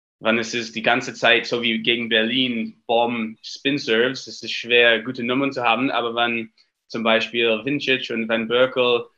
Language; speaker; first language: German; non-native, learner; English